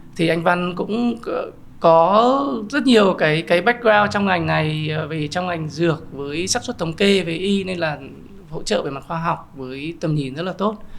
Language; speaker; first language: Vietnamese; native; Vietnamese